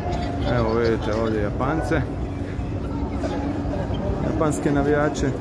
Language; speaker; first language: Serbian; native; Serbian